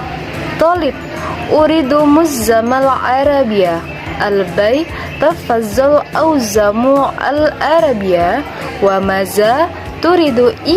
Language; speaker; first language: Arabic; non-native, learner; Indonesian